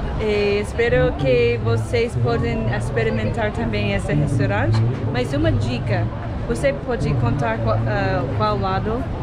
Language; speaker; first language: Portuguese; non-native, learner; English